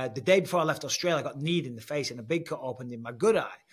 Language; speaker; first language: English; native; English